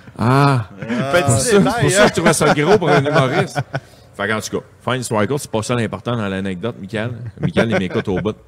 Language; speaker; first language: French; native; French